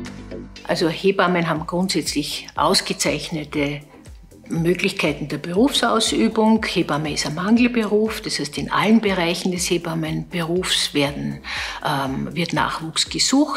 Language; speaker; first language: German; native; German